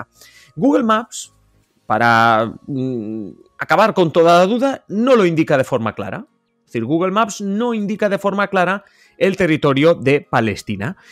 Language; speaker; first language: Spanish; native; Spanish